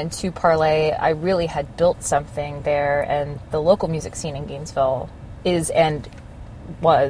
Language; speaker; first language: English; native; English